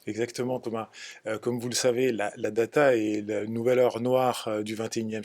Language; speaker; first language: French; native; French